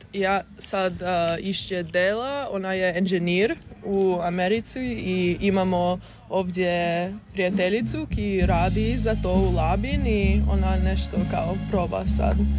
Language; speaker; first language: Croatian; early bilingual, heritage; English